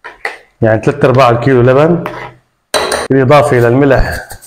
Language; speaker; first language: Arabic; native; Arabic